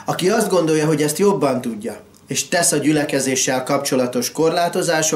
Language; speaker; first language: Hungarian; native; Hungarian